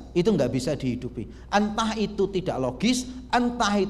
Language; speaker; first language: Indonesian; native; Indonesian